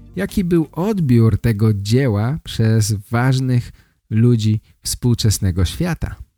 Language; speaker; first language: Polish; native; Polish